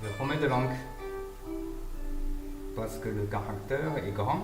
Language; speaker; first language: French; non-native, fluent; Chinese